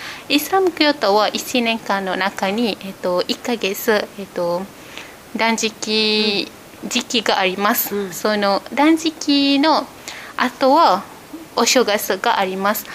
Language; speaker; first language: Japanese; non-native, fluent; Malay